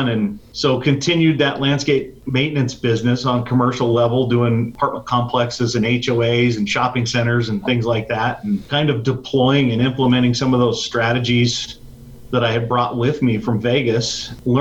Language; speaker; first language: English; native; English